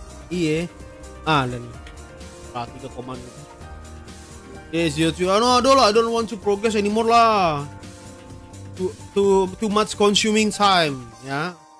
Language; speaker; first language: English; non-native, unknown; Indonesian